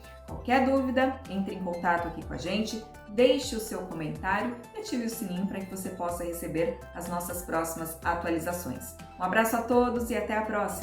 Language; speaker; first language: Portuguese; native; Portuguese